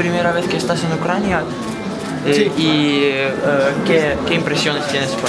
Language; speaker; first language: Spanish; non-native, fluent; Russian